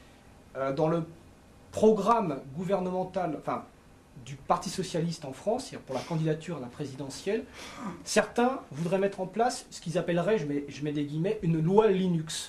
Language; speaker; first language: French; native; French